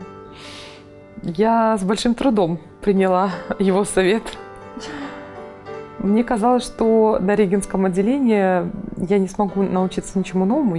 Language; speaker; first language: Russian; native; Russian